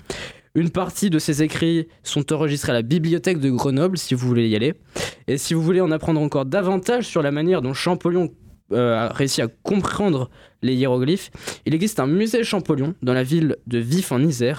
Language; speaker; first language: French; native; French